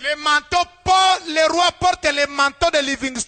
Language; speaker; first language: French; non-native, local second language; Lingala